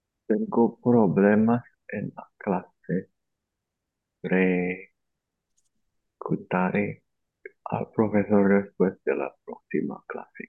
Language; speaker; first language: Spanish; non-native, learner; Chinese